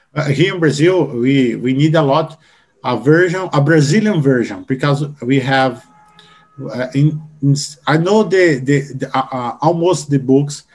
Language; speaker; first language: English; non-native, learner; Portuguese